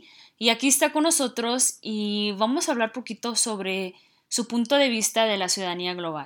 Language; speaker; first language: Spanish; early bilingual, heritage; Spanish